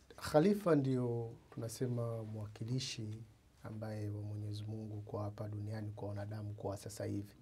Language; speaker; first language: Swahili; native; Swahili